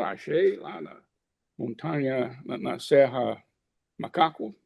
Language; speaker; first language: Portuguese; non-native, fluent; English